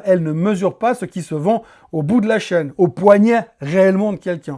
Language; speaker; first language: French; native; French